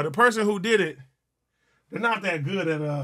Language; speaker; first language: English; native; English